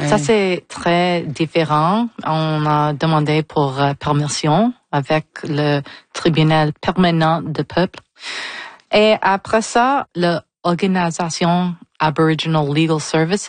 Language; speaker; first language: French; non-native, local second language; English